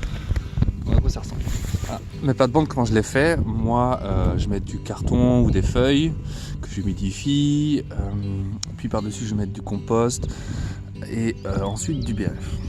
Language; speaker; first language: French; native; French